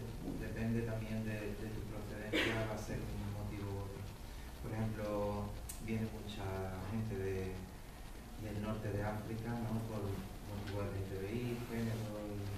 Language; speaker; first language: Spanish; native; Spanish